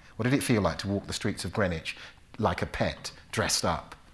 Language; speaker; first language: English; native; English